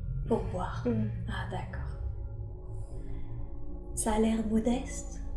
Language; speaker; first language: French; native; French